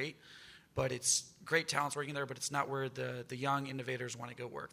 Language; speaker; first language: English; native; English